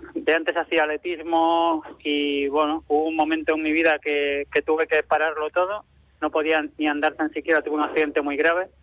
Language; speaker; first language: Spanish; native; Spanish